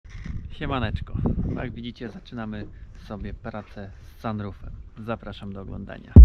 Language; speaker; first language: Polish; native; Polish